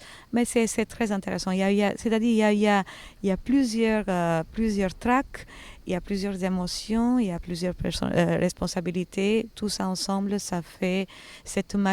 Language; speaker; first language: French; non-native, fluent; Albanian